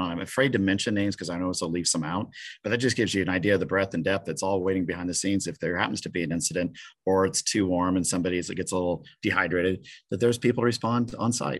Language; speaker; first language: English; native; English